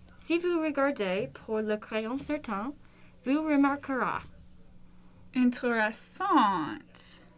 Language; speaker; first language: French; non-native, learner; English